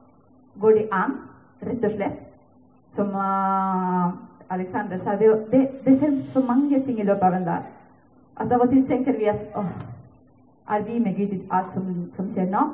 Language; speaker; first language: Norwegian; non-native, fluent; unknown